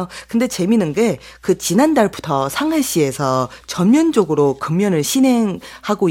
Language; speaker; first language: Korean; non-native, fluent; Chinese